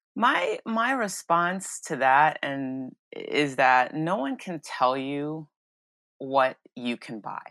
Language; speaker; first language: English; early bilingual, other home language; Yoruba